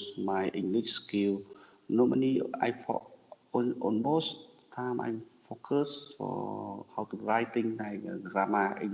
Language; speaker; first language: English; non-native, learner; Vietnamese